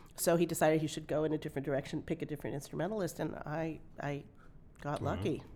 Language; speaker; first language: English; native; English